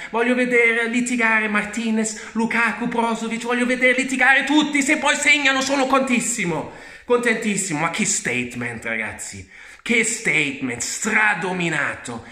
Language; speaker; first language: Italian; early bilingual, heritage; Italian